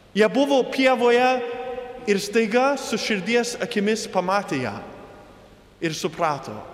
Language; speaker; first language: Lithuanian; early bilingual, heritage; Lithuanian